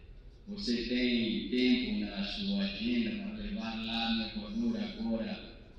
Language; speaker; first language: Portuguese; non-native, learner; Spanish